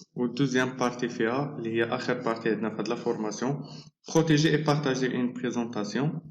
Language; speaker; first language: French; non-native, local second language; Arabic